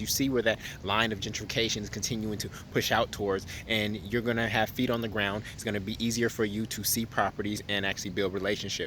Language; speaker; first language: English; native; English